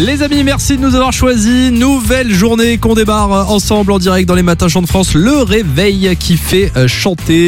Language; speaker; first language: French; native; French